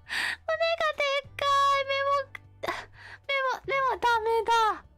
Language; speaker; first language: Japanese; non-native, learner; English